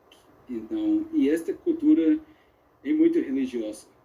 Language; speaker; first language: Portuguese; non-native, fluent; English